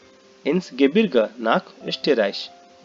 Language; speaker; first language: German; non-native, learner; Hindi